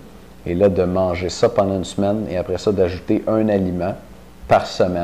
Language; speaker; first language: French; native; French